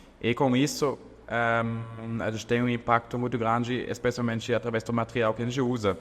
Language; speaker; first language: Portuguese; non-native, fluent; German